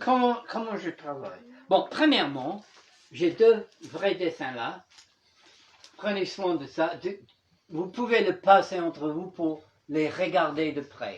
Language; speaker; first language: French; non-native, fluent; English